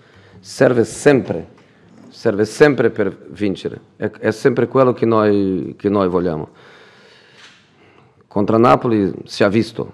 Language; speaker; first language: Italian; non-native, fluent; Portuguese